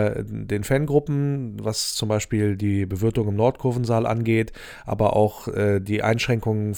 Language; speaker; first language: German; native; German